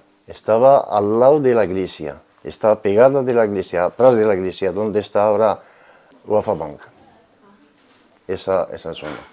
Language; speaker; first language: Spanish; non-native, learner; Arabic